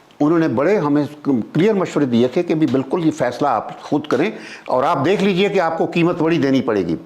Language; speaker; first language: Urdu; native; Urdu